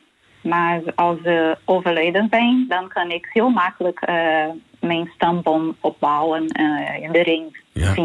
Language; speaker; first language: Dutch; non-native, learner; Portuguese